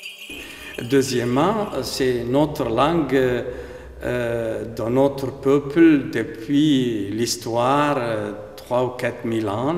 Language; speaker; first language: French; non-native, fluent; Aramaic